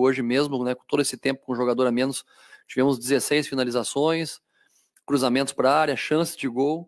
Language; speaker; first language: Portuguese; native; Portuguese